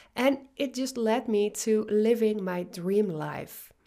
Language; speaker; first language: English; non-native, fluent; Dutch